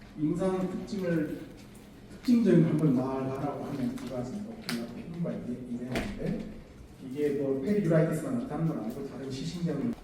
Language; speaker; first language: Korean; native; Korean